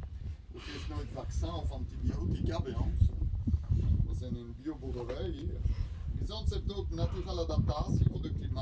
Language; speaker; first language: Dutch; non-native, learner; French